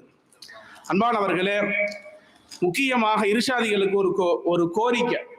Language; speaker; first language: Tamil; native; Tamil